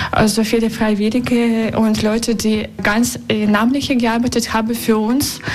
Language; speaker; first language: German; non-native, learner; Russian